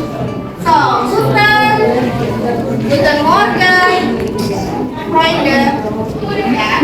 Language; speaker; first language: German; non-native, learner; Indonesian